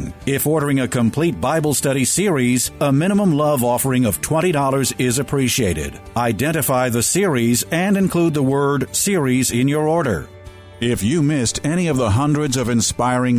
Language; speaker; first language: English; native; English